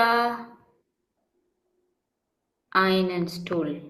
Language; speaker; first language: German; non-native, fluent; Indonesian